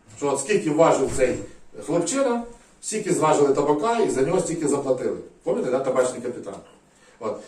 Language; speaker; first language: Ukrainian; native; Ukrainian